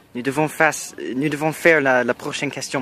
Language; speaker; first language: French; non-native, learner; English